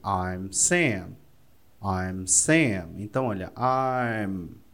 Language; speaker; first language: English; non-native, fluent; Portuguese